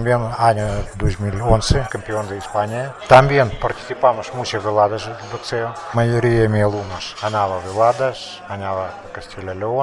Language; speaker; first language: Spanish; non-native, learner; Russian